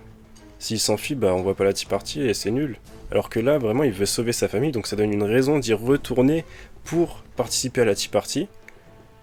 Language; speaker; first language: French; native; French